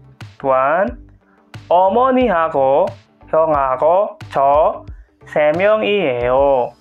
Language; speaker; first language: Korean; non-native, fluent; Indonesian